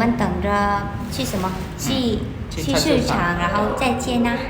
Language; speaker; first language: Chinese; non-native, learner; Vietnamese